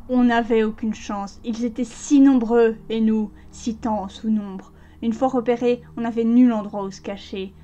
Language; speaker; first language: French; native; French